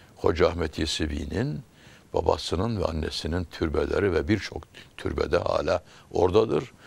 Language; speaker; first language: Turkish; native; Turkish